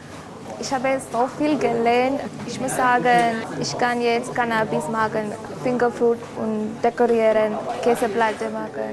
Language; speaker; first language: German; non-native, learner; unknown